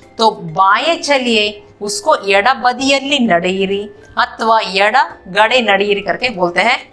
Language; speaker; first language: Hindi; non-native, local second language; Kannada